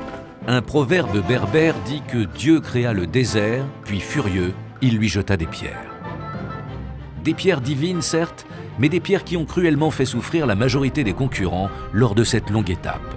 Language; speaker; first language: French; native; French